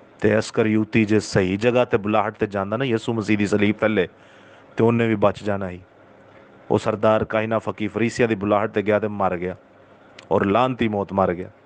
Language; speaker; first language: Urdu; non-native, local second language; Punjabi